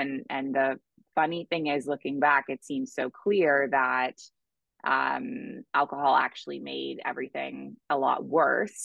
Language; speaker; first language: English; native; English